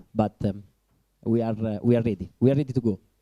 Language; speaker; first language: English; non-native, learner; Italian